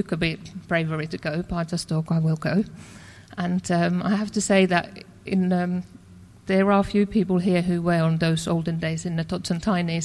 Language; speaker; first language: English; non-native, fluent; Finnish